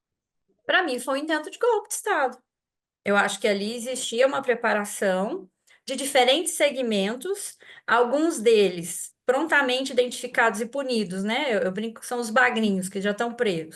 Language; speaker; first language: Portuguese; native; Portuguese